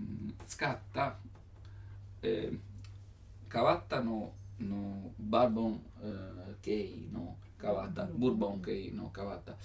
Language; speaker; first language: Japanese; non-native, learner; Italian